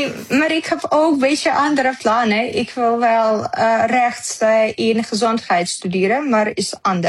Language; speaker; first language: Dutch; non-native, learner; Ukrainian